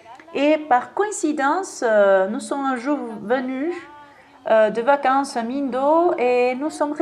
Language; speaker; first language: French; non-native, fluent; Spanish